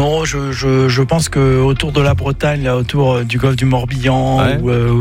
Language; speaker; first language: French; native; French